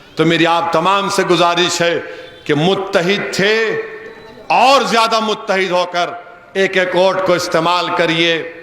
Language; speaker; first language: Urdu; native; Urdu